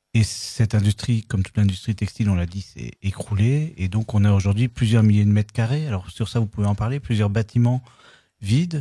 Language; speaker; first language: French; native; French